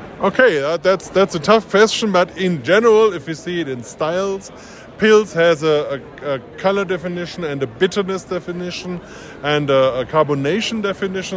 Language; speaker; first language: English; non-native, fluent; German